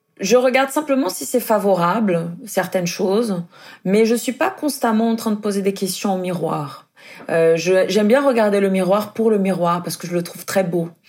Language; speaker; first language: French; non-native, fluent; Portuguese